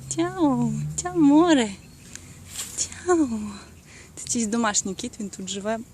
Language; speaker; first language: Ukrainian; non-native, local second language; Russian